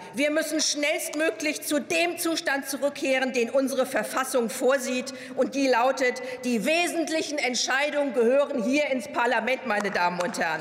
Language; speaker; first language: German; native; German